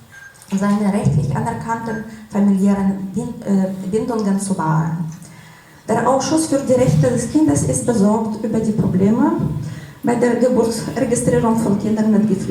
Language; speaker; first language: German; non-native, fluent; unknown